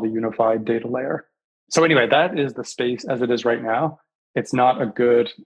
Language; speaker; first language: English; native; English